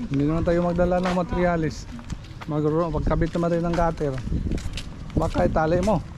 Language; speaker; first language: Filipino; non-native, local second language; Waray